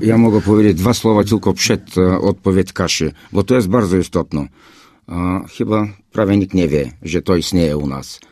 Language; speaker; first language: Polish; non-native, fluent; Bulgarian